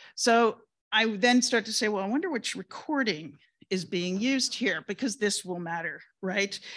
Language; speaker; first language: English; native; English